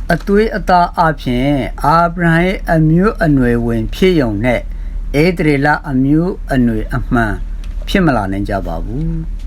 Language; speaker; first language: Burmese; non-native, local second language; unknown